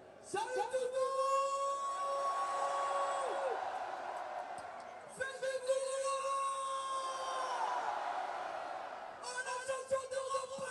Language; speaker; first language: French; non-native, learner; Arabic